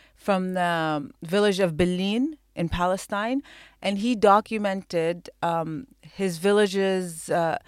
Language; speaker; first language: English; non-native, fluent; Arabic